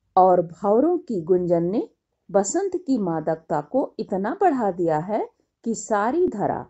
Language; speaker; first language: Hindi; native; Hindi